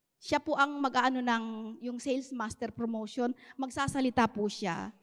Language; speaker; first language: Filipino; native; Filipino